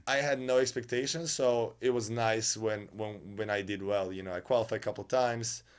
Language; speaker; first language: English; non-native, fluent; Serbian